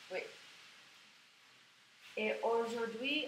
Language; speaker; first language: French; non-native, learner; English